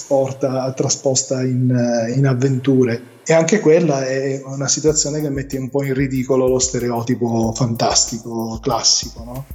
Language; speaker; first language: Italian; native; Italian